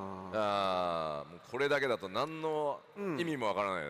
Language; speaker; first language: Japanese; native; Japanese